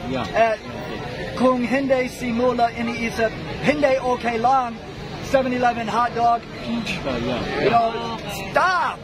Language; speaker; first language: Filipino; non-native, learner; English